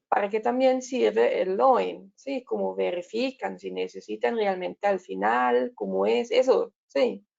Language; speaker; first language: Spanish; non-native, learner; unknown